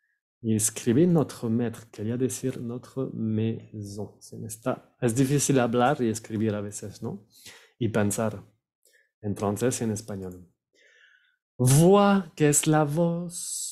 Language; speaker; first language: Spanish; non-native, fluent; French